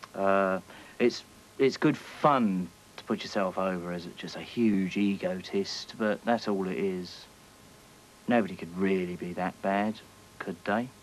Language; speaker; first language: English; native; English